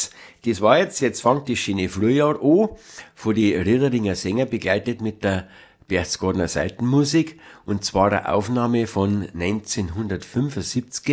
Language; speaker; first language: German; native; German